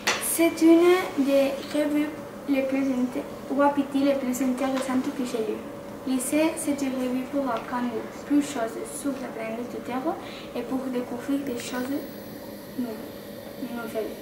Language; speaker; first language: French; non-native, learner; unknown